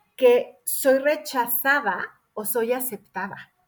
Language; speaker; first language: Spanish; native; Spanish